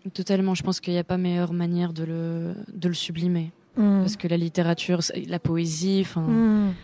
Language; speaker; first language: French; non-native, local second language; Arabic